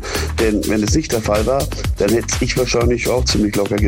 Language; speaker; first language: German; native; German